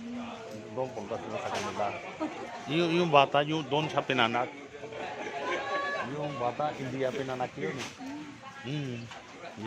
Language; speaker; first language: Filipino; non-native, learner; Punjabi